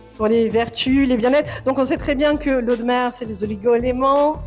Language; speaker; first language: French; native; French